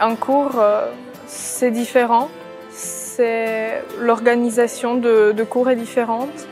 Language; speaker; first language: French; non-native, fluent; Czech